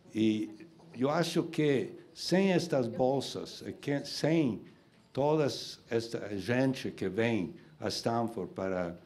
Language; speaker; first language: Portuguese; non-native, learner; Spanish